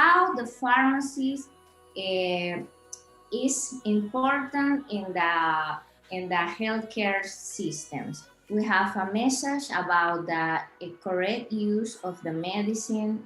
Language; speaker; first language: English; non-native, learner; Spanish